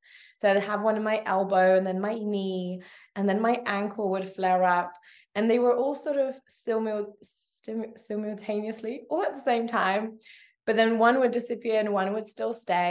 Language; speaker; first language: English; native; English